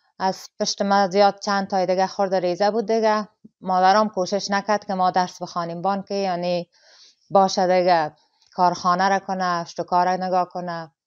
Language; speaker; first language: Persian; native; Persian